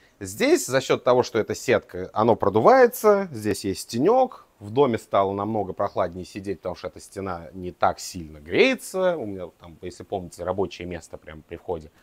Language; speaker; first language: Russian; native; Russian